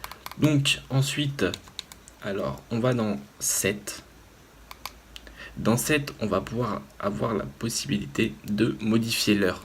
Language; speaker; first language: French; native; French